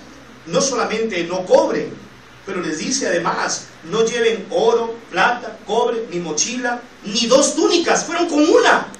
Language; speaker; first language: Spanish; native; Spanish